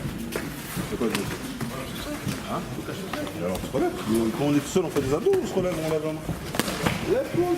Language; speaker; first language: French; native; French